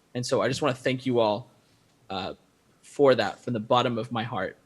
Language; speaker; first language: English; native; English